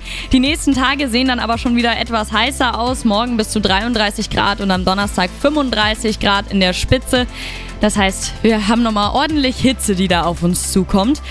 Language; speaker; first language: German; native; German